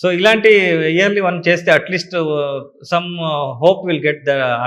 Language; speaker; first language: Telugu; non-native, learner; Kannada